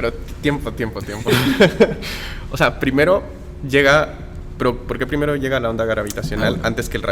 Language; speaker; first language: Spanish; native; Spanish